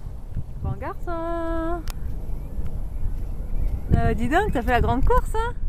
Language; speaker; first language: French; native; French